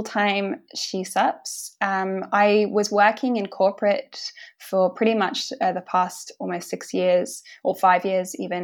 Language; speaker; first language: English; native; English